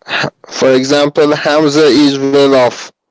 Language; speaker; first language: English; non-native, learner; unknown